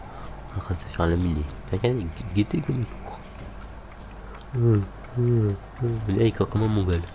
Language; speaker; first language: French; native; French